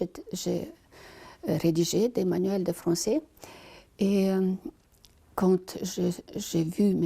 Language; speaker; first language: French; non-native, fluent; Lithuanian